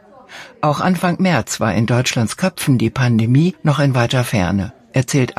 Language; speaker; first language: German; native; German